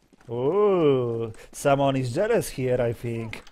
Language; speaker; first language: English; non-native, learner; Polish